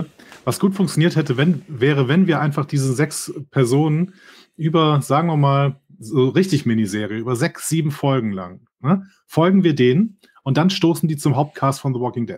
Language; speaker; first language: German; native; German